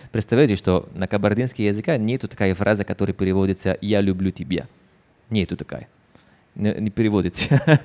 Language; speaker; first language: Russian; non-native, fluent; Italian